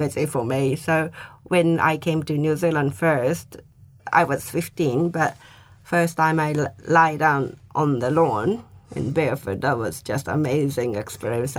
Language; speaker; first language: English; non-native, fluent; Japanese